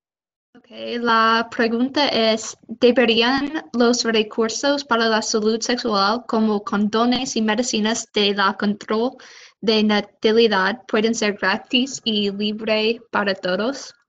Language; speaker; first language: Spanish; non-native, fluent; English